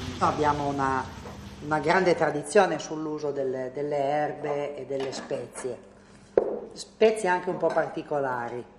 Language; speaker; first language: Italian; native; Italian